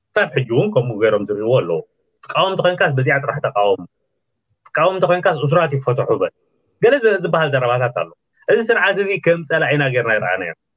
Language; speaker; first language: Tigrinya; native; Tigrinya